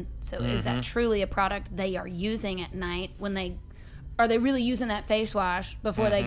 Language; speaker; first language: English; native; English